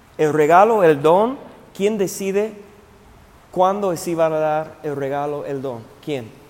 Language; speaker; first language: Spanish; non-native, fluent; English